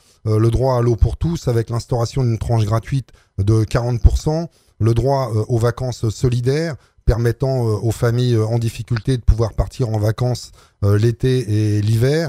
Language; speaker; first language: French; native; French